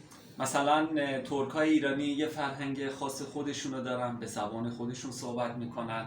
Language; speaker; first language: Persian; native; Persian